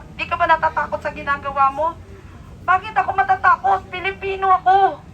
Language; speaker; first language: Filipino; native; Filipino